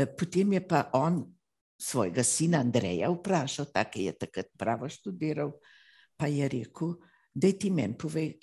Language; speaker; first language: Slovenian; native; Slovenian